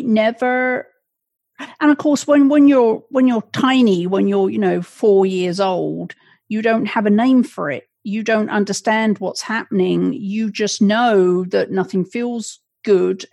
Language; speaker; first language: English; native; English